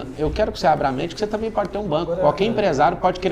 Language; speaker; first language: Portuguese; native; Portuguese